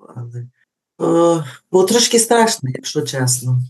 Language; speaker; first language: Ukrainian; early bilingual, heritage; Ukrainian